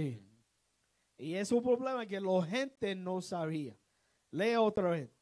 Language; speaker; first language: Spanish; non-native, learner; English